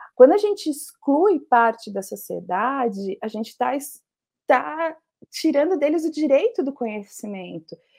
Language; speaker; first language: Portuguese; native; Portuguese